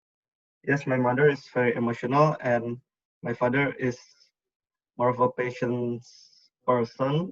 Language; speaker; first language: English; non-native, learner; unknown